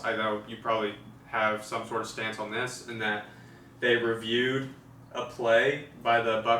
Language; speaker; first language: English; native; English